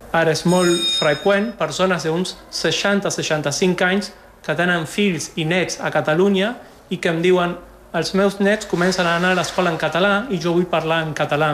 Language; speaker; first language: Catalan; non-native, fluent; Spanish